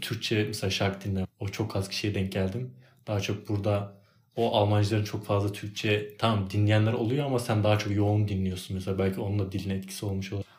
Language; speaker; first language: Turkish; native; Turkish